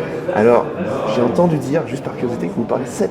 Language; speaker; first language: French; native; French